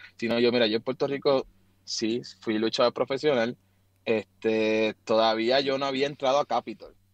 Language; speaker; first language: Spanish; native; Spanish